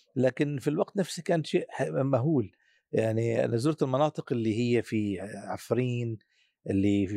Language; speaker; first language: Arabic; native; Arabic